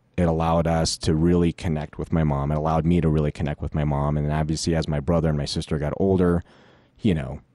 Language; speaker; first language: English; native; English